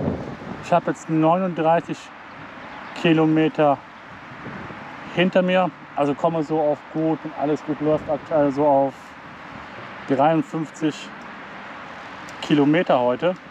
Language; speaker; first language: German; native; German